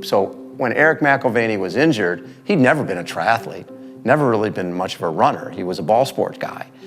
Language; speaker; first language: English; native; English